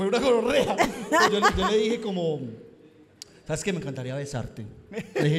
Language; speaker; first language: Spanish; native; Spanish